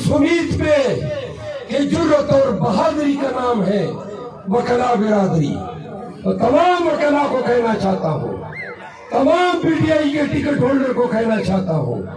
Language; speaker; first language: Urdu; non-native, local second language; Pashto